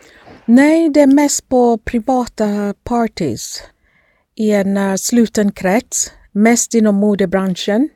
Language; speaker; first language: Swedish; non-native, fluent; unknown